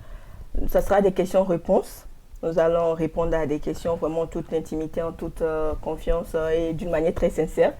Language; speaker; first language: French; non-native, local second language; Ewe